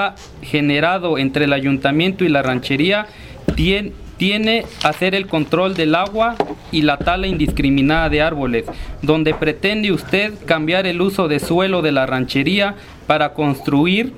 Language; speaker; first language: Spanish; native; Spanish